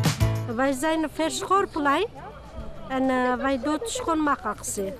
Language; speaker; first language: Dutch; non-native, learner; Turkish